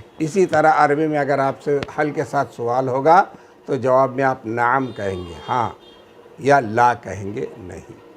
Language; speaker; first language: Urdu; native; Urdu